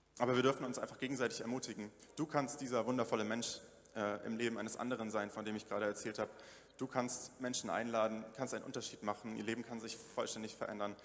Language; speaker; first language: German; native; German